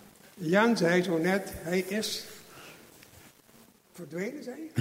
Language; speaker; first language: Dutch; non-native, fluent; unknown